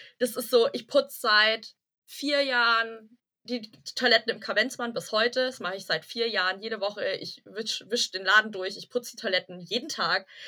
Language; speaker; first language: German; early bilingual, other home language; Vietnamese